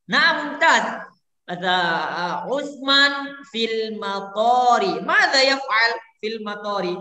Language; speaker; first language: Arabic; non-native, learner; Indonesian